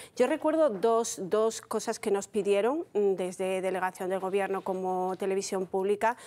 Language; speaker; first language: Spanish; native; Spanish